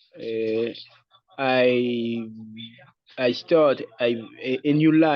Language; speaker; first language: English; non-native, learner; Haitian Creole